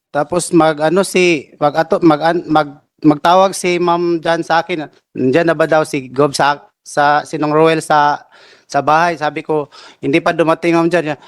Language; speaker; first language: Filipino; non-native, local second language; Cebuano